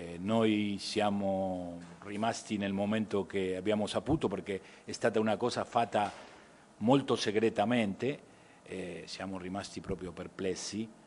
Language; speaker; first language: Italian; early bilingual, heritage; Spanish